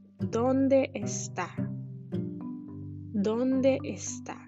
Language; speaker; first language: Spanish; non-native, fluent; English